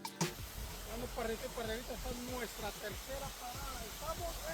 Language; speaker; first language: Spanish; native; Spanish